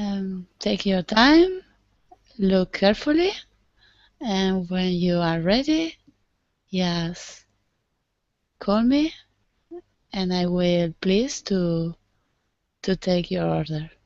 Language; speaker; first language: English; non-native, learner; Spanish